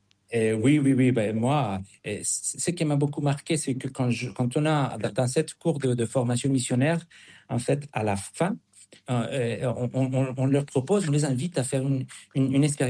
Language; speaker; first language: French; non-native, fluent; Spanish